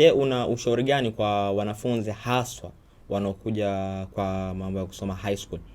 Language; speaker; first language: Swahili; native; Swahili